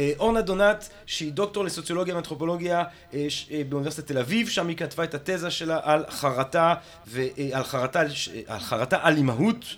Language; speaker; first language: Hebrew; non-native, fluent; English